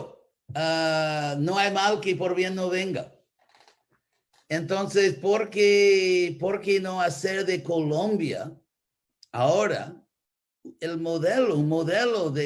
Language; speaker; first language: Spanish; non-native, fluent; English